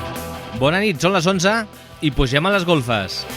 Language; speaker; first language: Catalan; native; Catalan